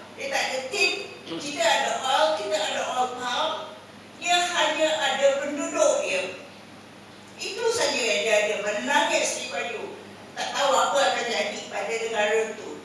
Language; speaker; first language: Malay; native; Malay